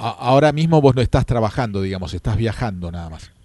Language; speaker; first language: Spanish; native; Spanish